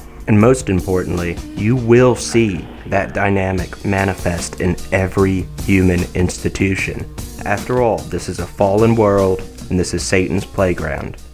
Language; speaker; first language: English; native; English